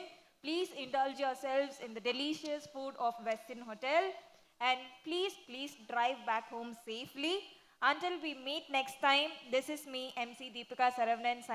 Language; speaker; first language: English; non-native, local second language; Tamil